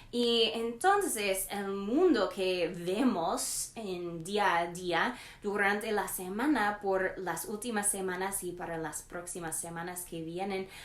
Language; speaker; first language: Spanish; non-native, learner; English